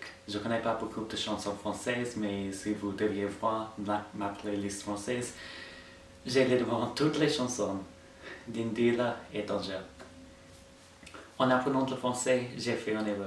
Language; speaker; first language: French; non-native, fluent; English